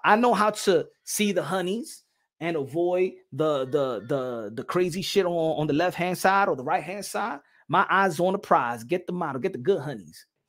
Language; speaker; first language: English; early bilingual, other home language; Spanish